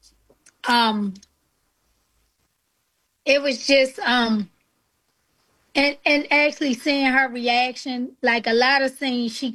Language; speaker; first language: English; native; English